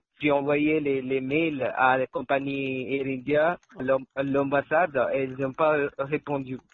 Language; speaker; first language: French; non-native, learner; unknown